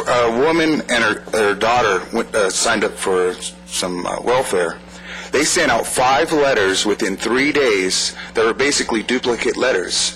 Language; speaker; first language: English; native; English